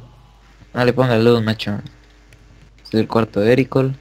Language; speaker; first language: Spanish; native; Spanish